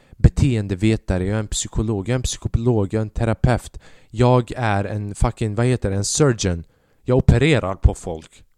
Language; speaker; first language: Swedish; early bilingual, other home language; Albanian